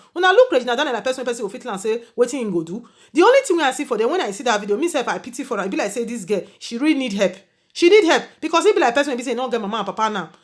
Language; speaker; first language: Nigerian Pidgin; native; Nigerian Pidgin